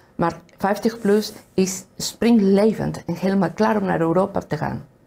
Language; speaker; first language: Dutch; non-native, fluent; Spanish